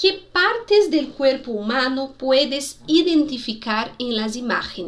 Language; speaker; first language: Spanish; non-native, fluent; Portuguese